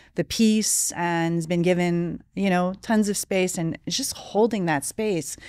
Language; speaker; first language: English; early bilingual, other home language; French